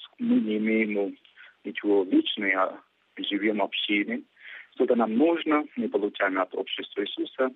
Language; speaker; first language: Russian; non-native, fluent; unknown